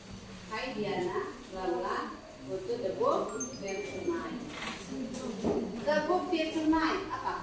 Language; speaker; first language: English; non-native, learner; Indonesian